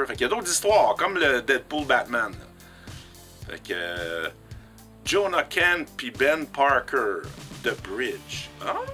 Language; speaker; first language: French; native; French